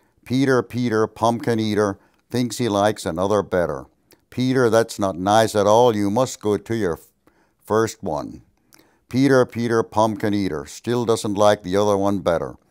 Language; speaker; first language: English; early bilingual, other home language; German